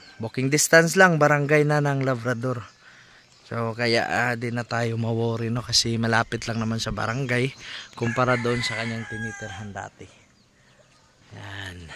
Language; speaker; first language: Filipino; non-native, local second language; Masbatenyo